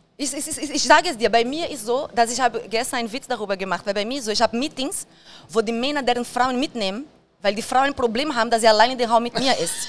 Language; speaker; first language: German; non-native, fluent; Portuguese